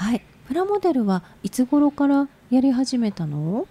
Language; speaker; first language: Japanese; native; Japanese